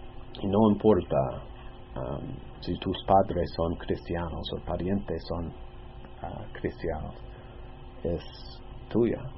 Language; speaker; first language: Spanish; non-native, fluent; English